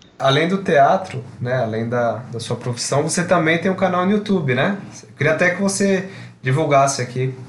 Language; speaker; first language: Portuguese; native; Portuguese